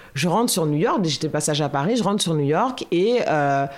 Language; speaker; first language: French; native; French